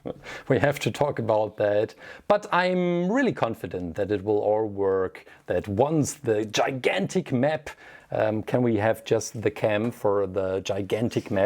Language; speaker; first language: English; non-native, fluent; German